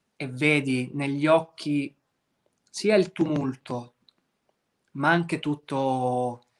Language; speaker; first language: Italian; native; Italian